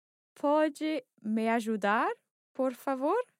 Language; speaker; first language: Portuguese; non-native, learner; English